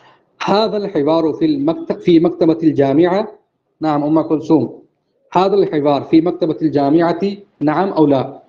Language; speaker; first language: Arabic; non-native, fluent; Urdu